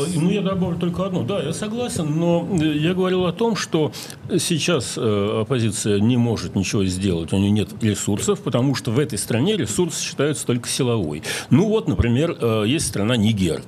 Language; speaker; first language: Russian; native; Russian